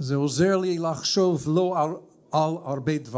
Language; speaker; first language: Hebrew; non-native, fluent; English